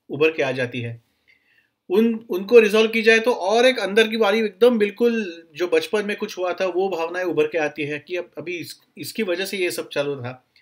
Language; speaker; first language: Hindi; non-native, local second language; Marathi